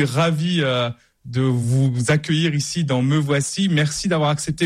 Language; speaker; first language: French; native; French